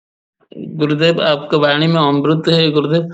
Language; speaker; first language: Hindi; non-native, local second language; Gujarati